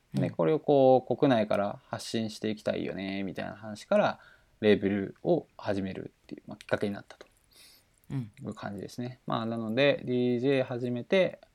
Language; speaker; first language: Japanese; native; Japanese